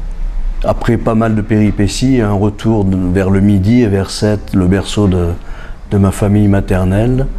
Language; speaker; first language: French; native; French